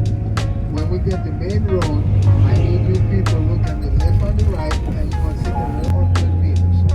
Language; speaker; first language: English; non-native, local second language; Spanish